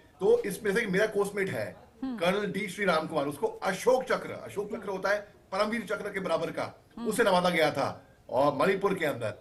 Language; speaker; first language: Hindi; native; Hindi